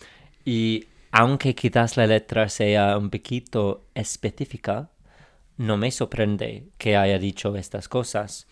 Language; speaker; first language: Spanish; non-native, fluent; English